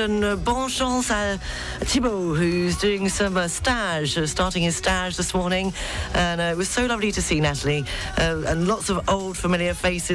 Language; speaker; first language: English; native; English